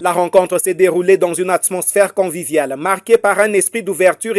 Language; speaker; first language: French; native; French